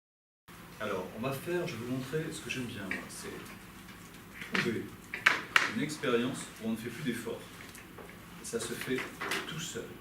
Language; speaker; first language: French; native; French